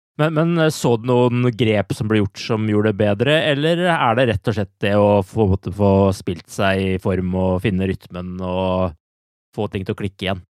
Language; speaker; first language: Norwegian; native; Norwegian